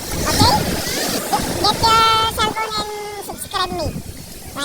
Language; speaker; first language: English; non-native, local second language; Filipino